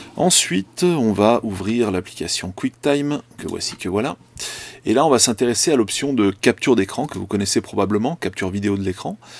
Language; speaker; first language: French; native; French